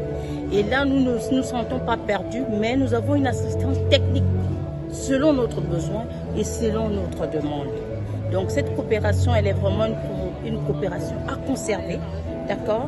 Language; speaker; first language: French; native; French